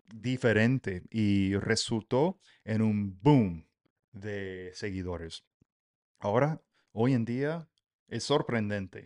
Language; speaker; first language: Spanish; non-native, fluent; English